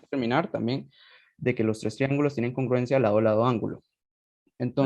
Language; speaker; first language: Spanish; native; Spanish